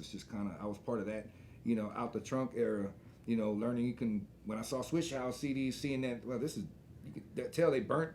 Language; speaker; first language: English; native; English